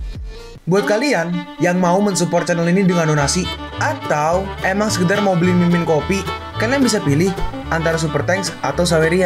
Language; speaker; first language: Indonesian; native; Indonesian